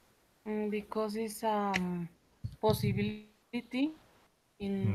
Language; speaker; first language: English; non-native, learner; Spanish